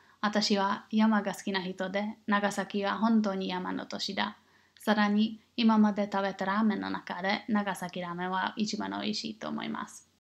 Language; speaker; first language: Japanese; non-native, learner; English